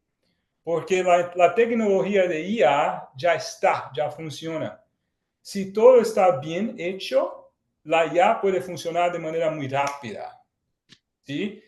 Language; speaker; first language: Spanish; non-native, fluent; Portuguese